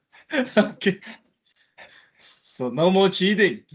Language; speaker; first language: English; non-native, learner; Chinese